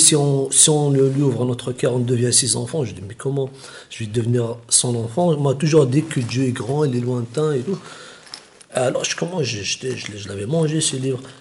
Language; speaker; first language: French; non-native, local second language; Kabyle